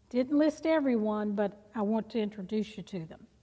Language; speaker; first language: English; native; English